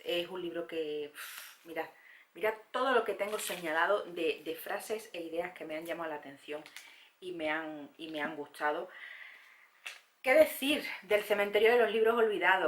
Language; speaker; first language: Spanish; native; Spanish